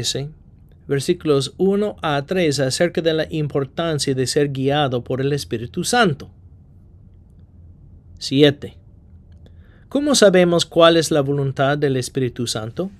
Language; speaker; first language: Spanish; non-native, fluent; English